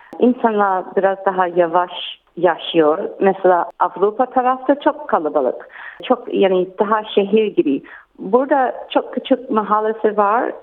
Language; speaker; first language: Turkish; non-native, learner; English